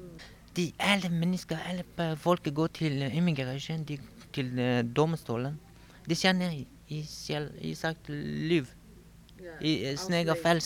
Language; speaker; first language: Danish; non-native, learner; Kurdish